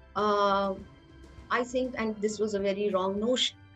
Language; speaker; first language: English; non-native, local second language; Hindi